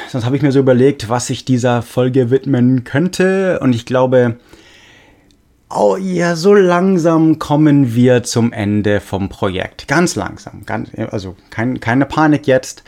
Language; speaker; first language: German; non-native, fluent; English